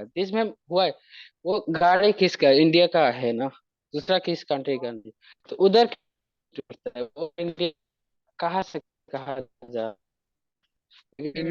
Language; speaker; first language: Hindi; non-native, local second language; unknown